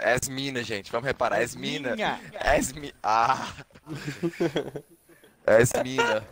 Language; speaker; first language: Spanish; non-native, learner; Portuguese